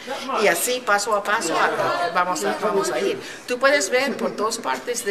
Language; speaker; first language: Spanish; early bilingual, heritage; Spanish